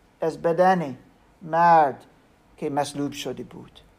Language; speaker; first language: Persian; non-native, learner; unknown